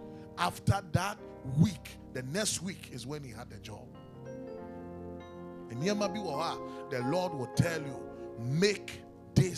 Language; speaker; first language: English; non-native, local second language; Akan